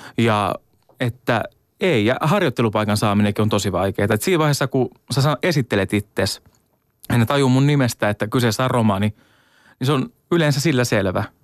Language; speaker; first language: Finnish; native; Finnish